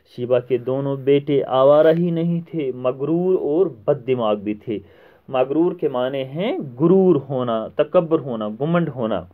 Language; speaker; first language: Urdu; non-native, local second language; Kashmiri